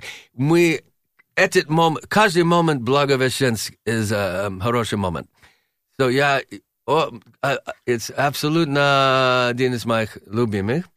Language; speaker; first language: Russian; non-native, learner; English